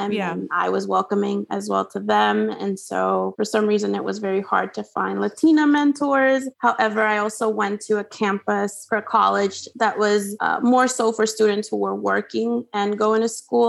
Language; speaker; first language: English; non-native, fluent; Spanish